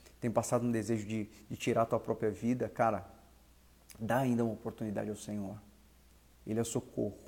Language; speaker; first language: Portuguese; native; Portuguese